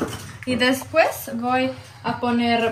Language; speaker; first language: Spanish; non-native, learner; Finnish